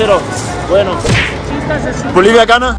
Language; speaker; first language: Spanish; non-native, learner; Danish